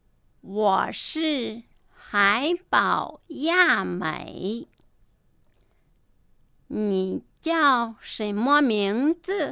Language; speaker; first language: Chinese; non-native, fluent; Japanese